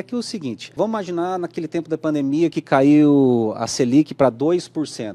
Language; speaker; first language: Portuguese; native; Portuguese